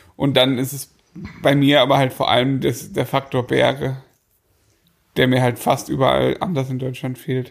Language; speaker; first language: German; native; German